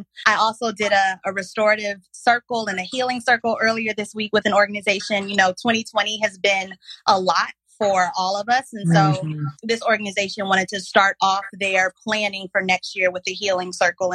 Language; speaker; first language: English; native; English